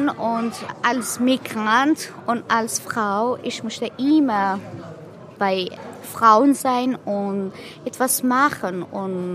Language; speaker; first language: German; non-native, learner; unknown